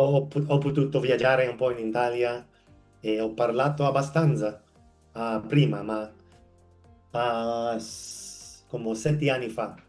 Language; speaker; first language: Italian; non-native, learner; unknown